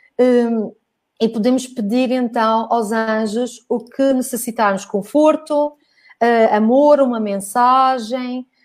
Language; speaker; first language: Portuguese; native; Portuguese